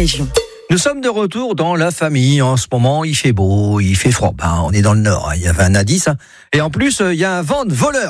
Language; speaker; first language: French; native; French